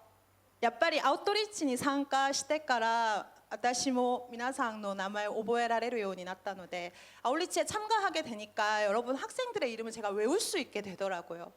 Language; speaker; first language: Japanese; non-native, fluent; Korean